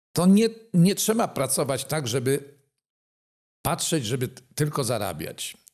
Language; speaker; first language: Polish; native; Polish